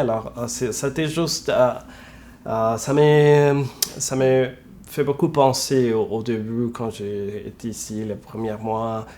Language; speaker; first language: French; non-native, fluent; Spanish